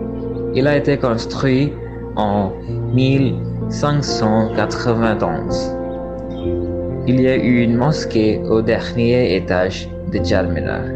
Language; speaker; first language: French; non-native, learner; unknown